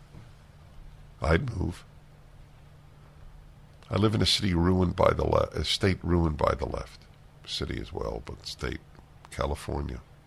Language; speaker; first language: English; native; English